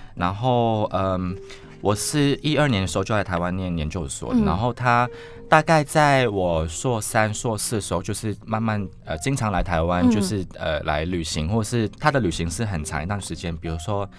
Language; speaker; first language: Chinese; non-native, local second language; Cantonese